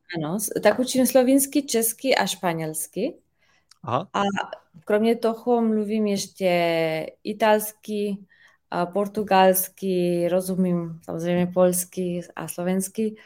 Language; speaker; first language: Czech; non-native, fluent; Slovenian